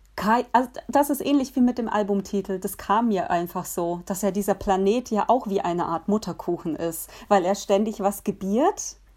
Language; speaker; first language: German; early bilingual, other home language; Polish